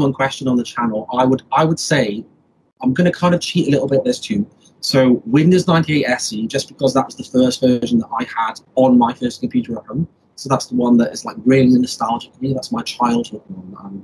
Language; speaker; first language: English; native; English